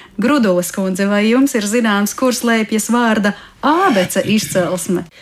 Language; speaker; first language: Latvian; native; Latvian